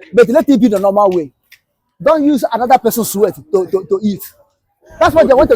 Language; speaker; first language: English; non-native, local second language; Igbo